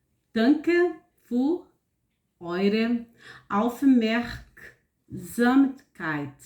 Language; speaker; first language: German; non-native, learner; Portuguese